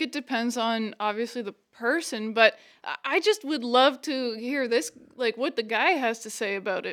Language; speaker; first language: English; native; English